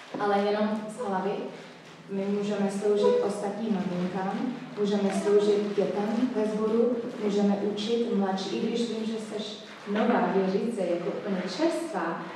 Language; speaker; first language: Czech; non-native, fluent; English